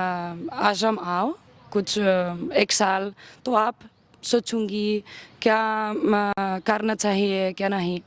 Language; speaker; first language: Hindi; non-native, learner; Spanish